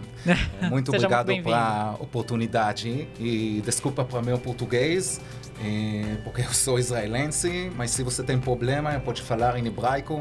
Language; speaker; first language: Portuguese; non-native, learner; Hebrew